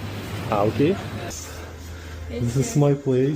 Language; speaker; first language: English; non-native, learner; Russian